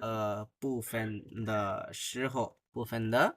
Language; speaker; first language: Chinese; non-native, fluent; Bangla